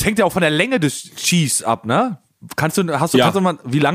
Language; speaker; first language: German; native; German